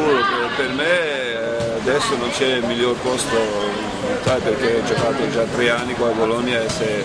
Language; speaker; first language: Italian; non-native, learner; Georgian